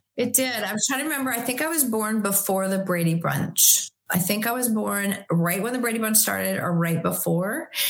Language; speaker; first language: English; native; English